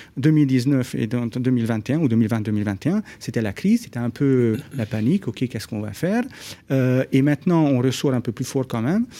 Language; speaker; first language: French; non-native, fluent; Hungarian